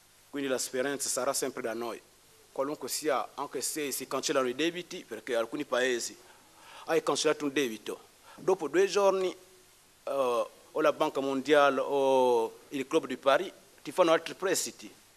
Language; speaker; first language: Italian; non-native, fluent; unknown